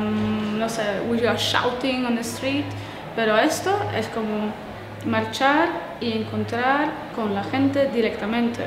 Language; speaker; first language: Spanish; non-native, learner; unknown